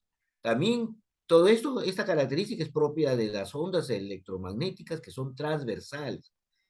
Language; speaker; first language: Spanish; native; Spanish